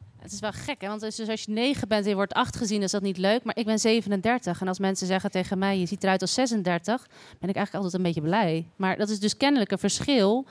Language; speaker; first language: Dutch; native; Dutch